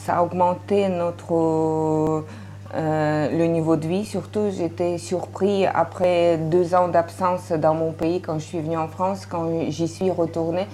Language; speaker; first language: French; non-native, fluent; Russian